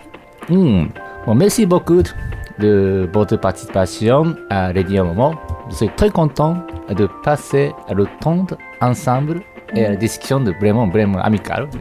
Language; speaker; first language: French; non-native, learner; Japanese